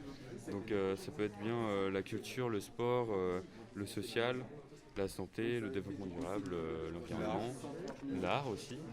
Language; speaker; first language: French; native; French